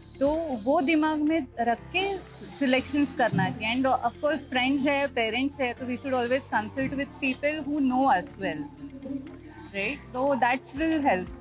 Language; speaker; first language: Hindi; non-native, local second language; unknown